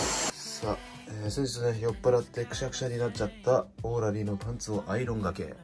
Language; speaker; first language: Japanese; native; Japanese